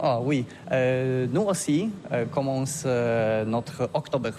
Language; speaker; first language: French; non-native, learner; Polish